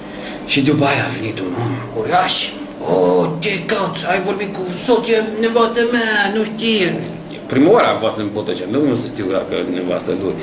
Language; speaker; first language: Romanian; non-native, learner; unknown